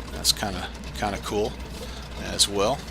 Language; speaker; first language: English; native; English